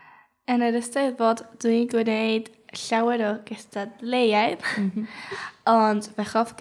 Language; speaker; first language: Welsh; non-native, learner; Spanish